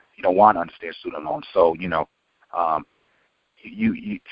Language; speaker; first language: English; native; English